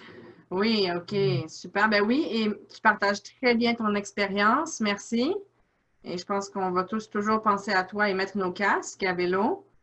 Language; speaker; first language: French; native; French